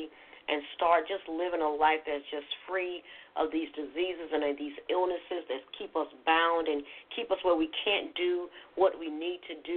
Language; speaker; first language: English; native; English